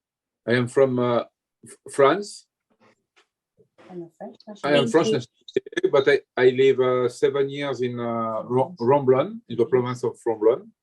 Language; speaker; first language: English; non-native, learner; French